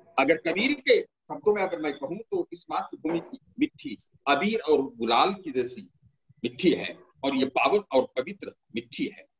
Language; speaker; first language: Hindi; non-native, local second language; Marathi